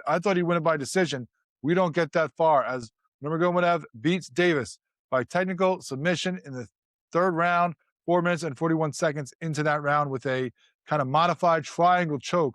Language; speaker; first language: English; native; English